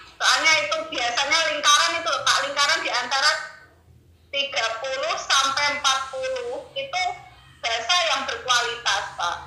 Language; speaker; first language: Indonesian; non-native, local second language; Javanese